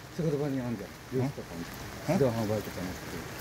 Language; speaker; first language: Japanese; native; Japanese